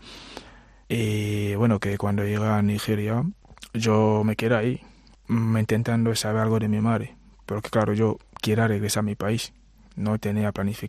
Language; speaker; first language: Spanish; non-native, fluent; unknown